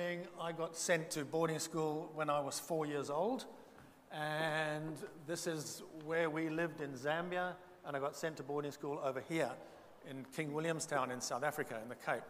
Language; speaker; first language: English; non-native, local second language; Bemba